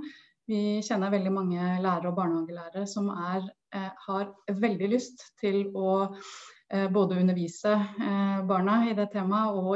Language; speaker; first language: Norwegian; native; Norwegian